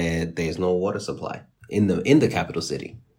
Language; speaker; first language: English; native; English